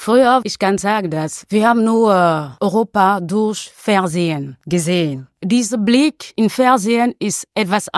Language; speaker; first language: German; non-native, learner; French